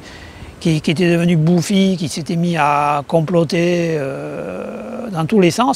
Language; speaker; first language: French; native; French